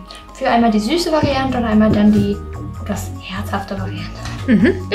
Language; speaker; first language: German; native; German